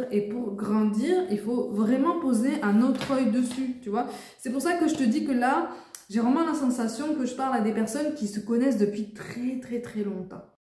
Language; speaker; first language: French; native; French